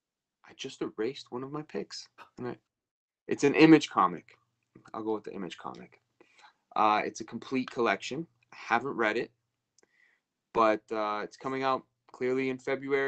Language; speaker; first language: English; native; English